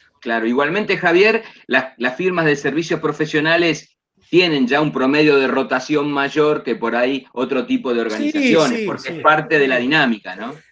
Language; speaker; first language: Spanish; native; Spanish